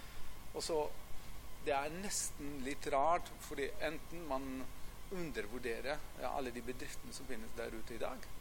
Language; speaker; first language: Norwegian; non-native, fluent; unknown